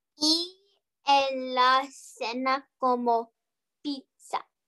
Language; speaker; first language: Spanish; non-native, learner; English